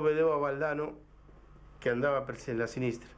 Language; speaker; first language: Italian; non-native, fluent; Spanish